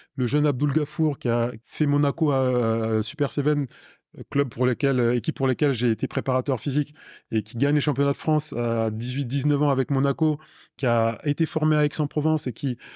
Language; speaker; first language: French; native; French